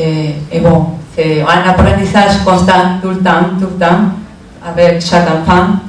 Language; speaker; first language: French; non-native, learner; Spanish